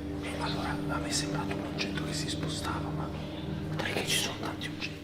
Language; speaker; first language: Italian; native; Italian